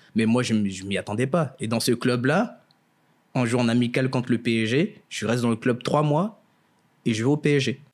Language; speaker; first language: French; early bilingual, other home language; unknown